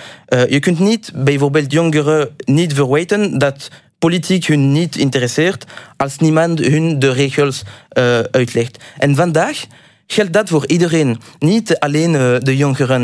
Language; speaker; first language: Dutch; non-native, local second language; French